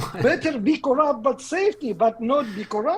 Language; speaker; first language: English; non-native, learner; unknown